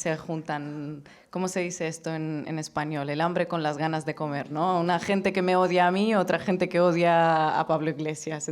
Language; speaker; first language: Spanish; non-native, fluent; Russian